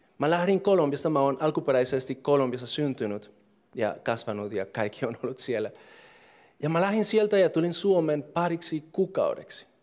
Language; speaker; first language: Finnish; non-native, fluent; English